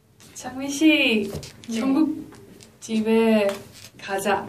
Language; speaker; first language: Korean; non-native, learner; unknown